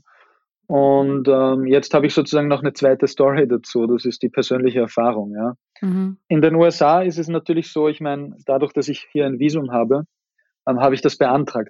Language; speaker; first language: German; native; German